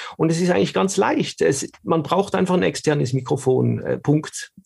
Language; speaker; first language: German; native; German